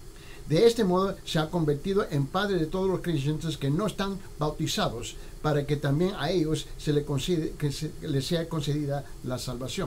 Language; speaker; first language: Spanish; early bilingual, heritage; Spanish